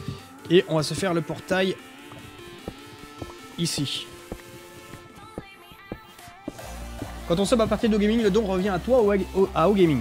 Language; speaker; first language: French; native; French